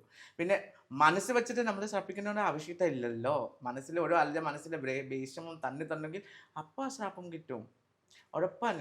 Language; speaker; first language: Malayalam; non-native, fluent; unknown